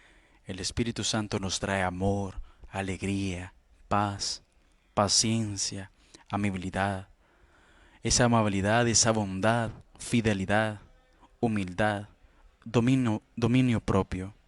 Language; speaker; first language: Spanish; native; Spanish